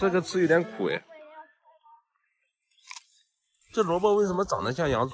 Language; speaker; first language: Chinese; native; Chinese